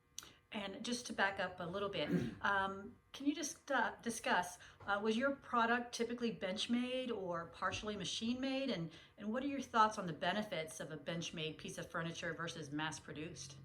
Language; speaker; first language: English; native; English